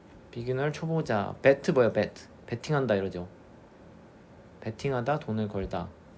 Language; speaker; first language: Korean; native; Korean